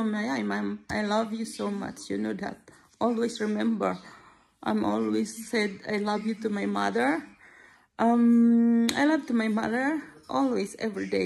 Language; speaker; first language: English; non-native, learner; Filipino